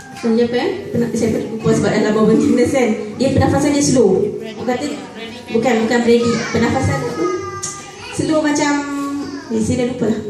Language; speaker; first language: Malay; native; Malay